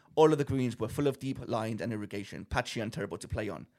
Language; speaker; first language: English; non-native, fluent; Greek